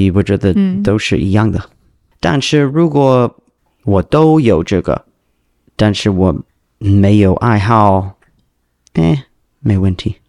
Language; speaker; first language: Chinese; non-native, learner; English